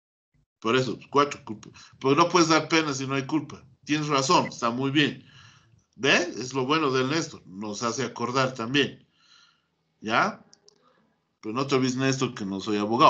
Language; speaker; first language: Spanish; native; Spanish